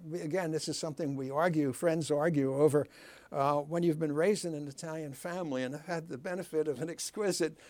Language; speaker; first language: English; early bilingual, other home language; Italian